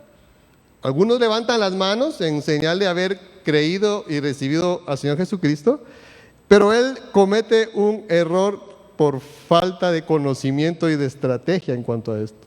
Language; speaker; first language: Spanish; native; Spanish